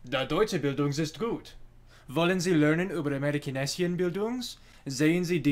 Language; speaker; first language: German; non-native, learner; English